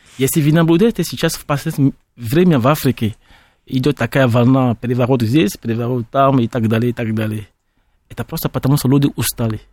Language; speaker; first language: Russian; non-native, fluent; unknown